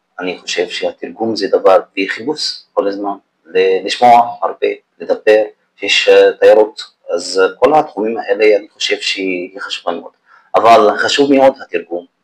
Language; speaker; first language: Hebrew; non-native, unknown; Arabic